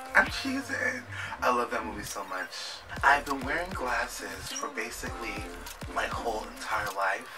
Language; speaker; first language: English; native; English